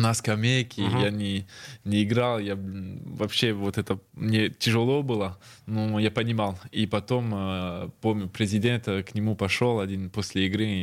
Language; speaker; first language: Russian; early bilingual, heritage; Russian